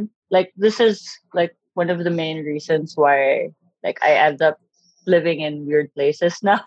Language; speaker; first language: English; non-native, local second language; Filipino